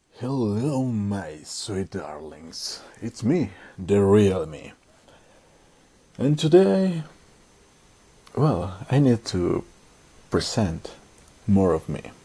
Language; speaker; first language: English; non-native, learner; Spanish